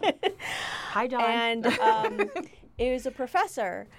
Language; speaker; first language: English; native; English